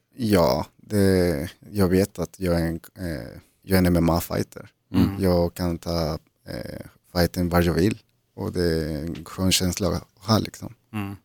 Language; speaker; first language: Swedish; non-native, fluent; Spanish